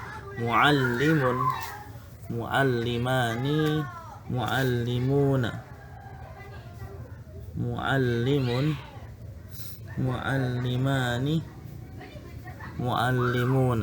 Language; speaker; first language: Arabic; non-native, fluent; Indonesian